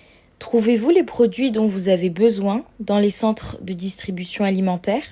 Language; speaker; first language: French; native; French